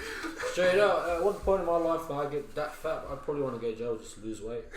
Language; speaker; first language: English; native; English